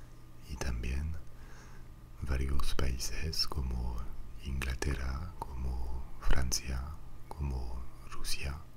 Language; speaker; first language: Spanish; non-native, fluent; French